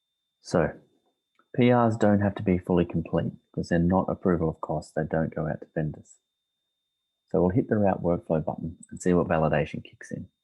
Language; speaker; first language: English; native; English